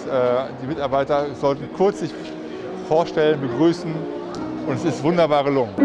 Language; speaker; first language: German; native; German